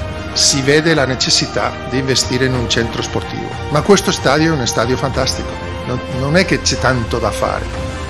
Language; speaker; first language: Italian; non-native, fluent; Spanish